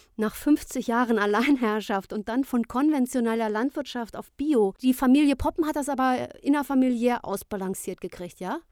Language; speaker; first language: German; native; German